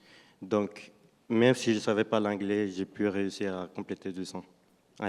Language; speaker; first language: French; non-native, fluent; Spanish